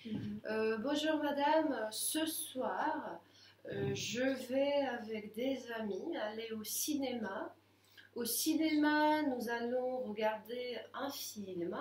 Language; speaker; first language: French; non-native, fluent; Russian